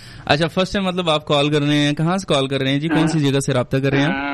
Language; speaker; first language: Hindi; non-native, local second language; Pashto